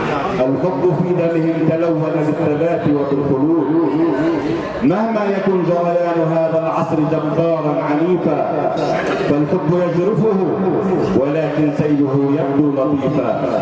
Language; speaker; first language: Arabic; native; Arabic